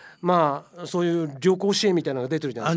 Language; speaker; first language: Japanese; native; Japanese